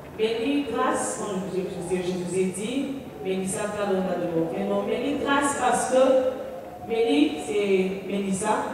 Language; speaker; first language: French; non-native, local second language; Lingala